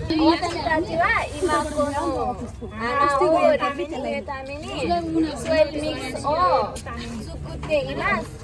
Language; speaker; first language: Japanese; non-native, learner; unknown